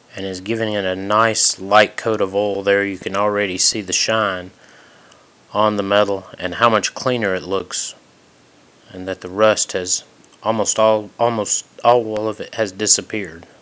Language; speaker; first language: English; native; English